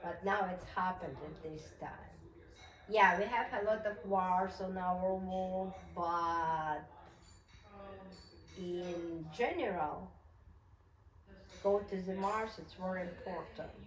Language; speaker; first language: English; non-native, learner; Russian